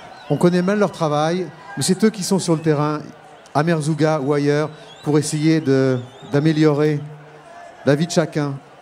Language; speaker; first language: French; native; French